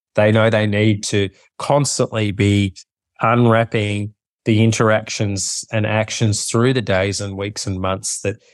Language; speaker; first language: English; native; English